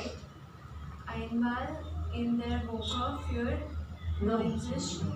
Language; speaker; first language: German; non-native, learner; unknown